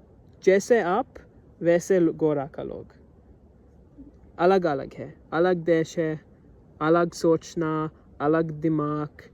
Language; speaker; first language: Hindi; non-native, learner; English